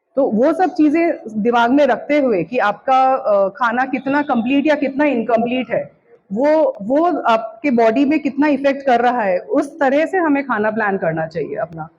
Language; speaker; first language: Hindi; non-native, local second language; Bangla